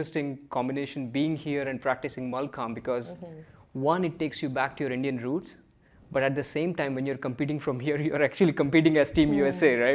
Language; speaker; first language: English; early bilingual, other home language; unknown